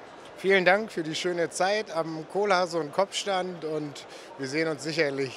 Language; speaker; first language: German; native; German